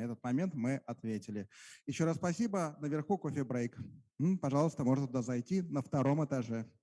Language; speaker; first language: Russian; native; Russian